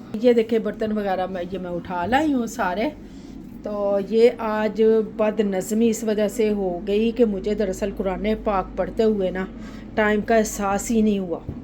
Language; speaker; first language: Urdu; non-native, local second language; Punjabi